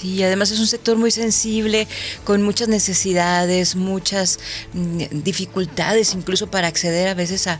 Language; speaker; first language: Spanish; native; Spanish